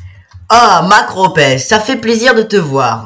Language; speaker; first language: French; native; French